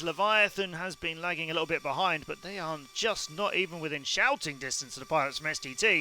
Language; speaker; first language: English; native; English